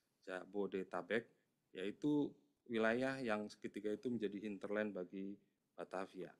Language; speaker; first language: Indonesian; native; Indonesian